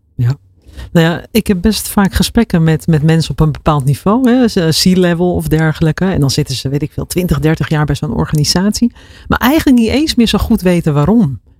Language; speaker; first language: Dutch; native; Dutch